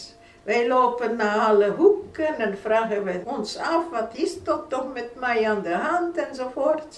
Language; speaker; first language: Dutch; non-native, fluent; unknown